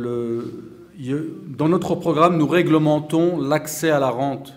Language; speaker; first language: French; native; French